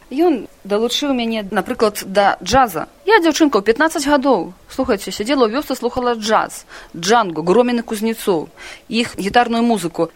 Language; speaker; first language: Belarusian; non-native, local second language; Russian